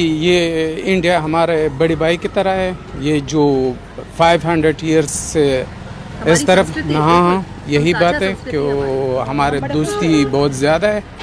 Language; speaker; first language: Hindi; non-native, local second language; Persian